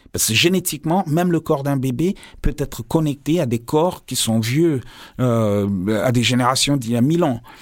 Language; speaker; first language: French; non-native, local second language; Lingala